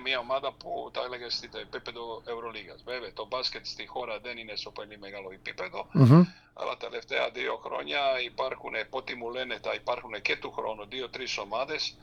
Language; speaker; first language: Greek; non-native, fluent; Serbian